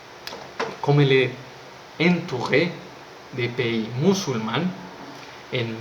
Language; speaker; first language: French; non-native, learner; Spanish